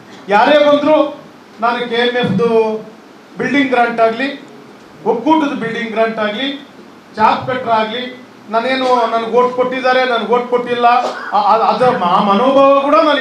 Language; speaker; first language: Kannada; native; Kannada